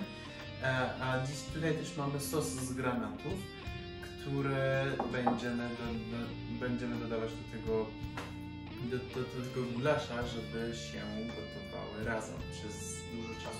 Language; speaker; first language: Polish; non-native, fluent; Persian